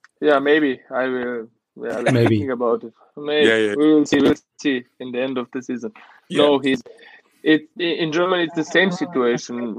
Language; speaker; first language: English; non-native, learner; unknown